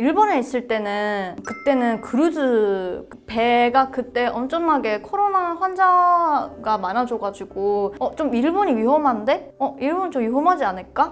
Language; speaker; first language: Korean; non-native, fluent; Japanese